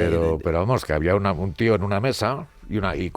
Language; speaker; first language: Spanish; native; Spanish